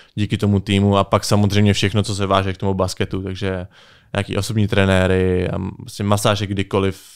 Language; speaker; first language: Czech; native; Czech